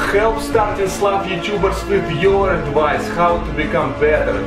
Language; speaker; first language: English; non-native, fluent; Russian